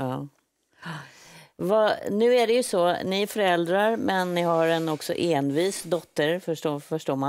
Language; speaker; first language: Swedish; native; Swedish